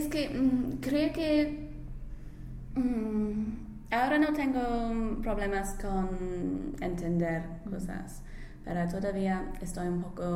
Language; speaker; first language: Spanish; non-native, learner; English